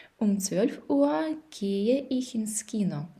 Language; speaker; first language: German; non-native, fluent; Ukrainian